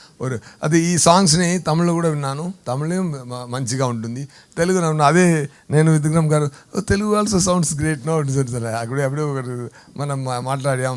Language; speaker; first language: Telugu; non-native, fluent; Tamil